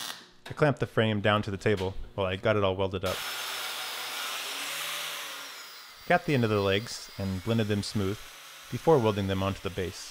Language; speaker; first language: English; native; English